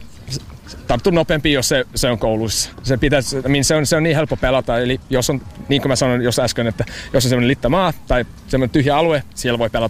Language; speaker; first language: Finnish; non-native, fluent; English